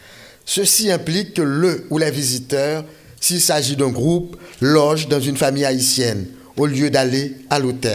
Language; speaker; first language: French; non-native, local second language; Haitian Creole